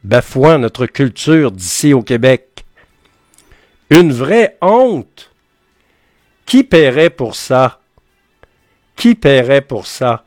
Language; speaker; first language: French; native; French